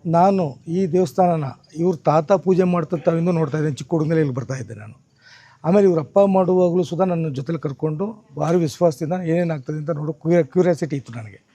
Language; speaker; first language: Kannada; native; Kannada